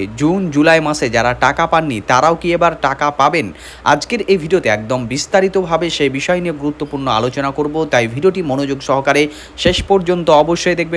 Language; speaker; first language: Bangla; native; Bangla